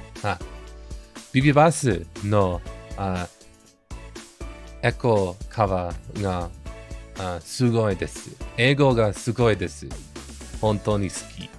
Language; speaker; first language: Japanese; non-native, learner; English